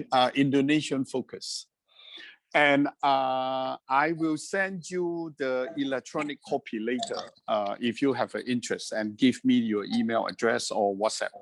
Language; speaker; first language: English; non-native, fluent; Cantonese